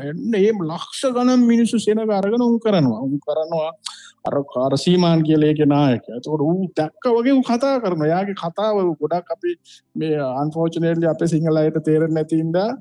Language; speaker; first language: Sinhala; non-native, local second language; Tamil